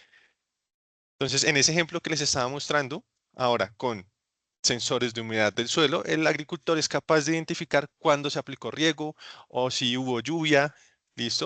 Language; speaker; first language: Spanish; native; Spanish